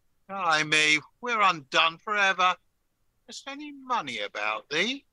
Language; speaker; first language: English; native; English